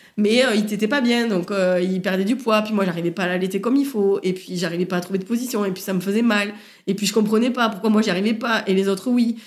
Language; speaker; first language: French; native; French